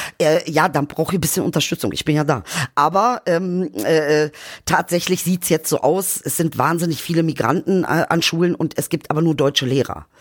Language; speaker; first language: German; early bilingual, other home language; Turkish